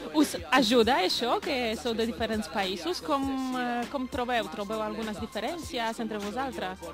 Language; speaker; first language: Catalan; native; Catalan